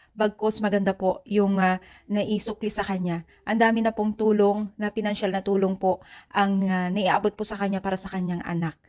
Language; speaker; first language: Filipino; non-native, local second language; Iloko